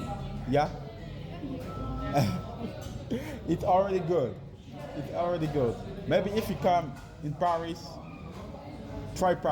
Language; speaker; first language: English; non-native, learner; French